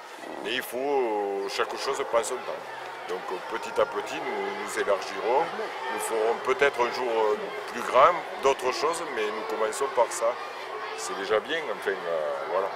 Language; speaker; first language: French; native; French